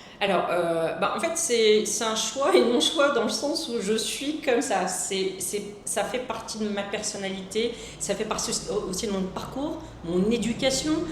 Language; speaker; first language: French; native; French